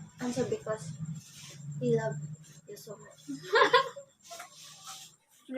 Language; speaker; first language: English; non-native, local second language; Cebuano